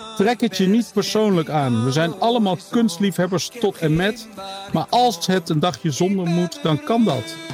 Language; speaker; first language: Dutch; native; Dutch